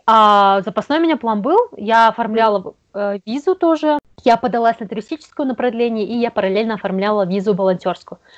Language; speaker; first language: Russian; native; Russian